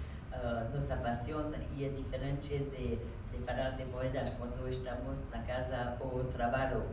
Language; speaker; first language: Portuguese; non-native, learner; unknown